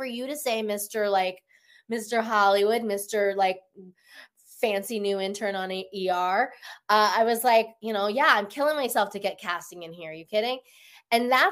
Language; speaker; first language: English; native; English